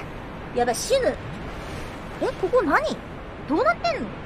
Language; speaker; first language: Japanese; native; Japanese